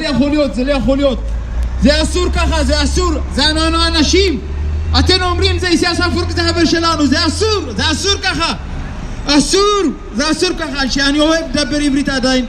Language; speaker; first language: Hebrew; non-native, learner; Tigrinya